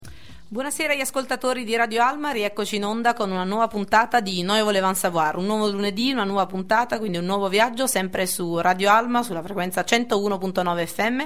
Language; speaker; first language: Italian; native; Italian